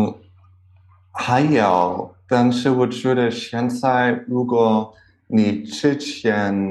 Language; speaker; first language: Chinese; non-native, learner; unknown